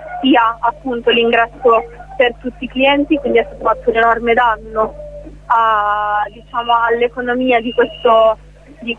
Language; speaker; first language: Italian; native; Italian